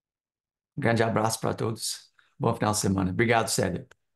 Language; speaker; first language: Portuguese; non-native, fluent; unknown